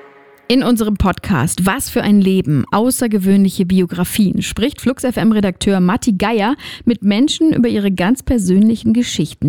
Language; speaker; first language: German; native; German